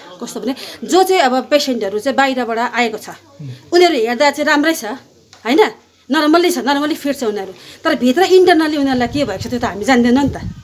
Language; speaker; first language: Nepali; native; Nepali